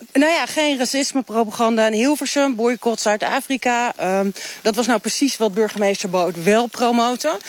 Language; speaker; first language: Dutch; native; Dutch